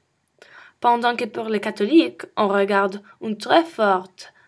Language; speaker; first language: French; non-native, learner; English